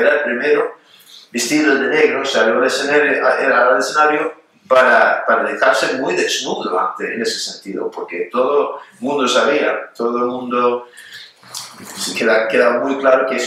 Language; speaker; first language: Spanish; non-native, fluent; Swedish